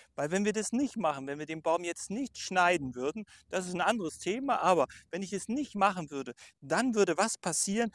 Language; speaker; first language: German; native; German